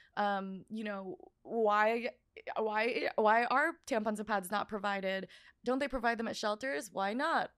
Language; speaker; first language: English; native; English